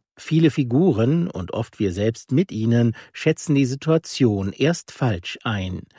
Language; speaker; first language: German; native; German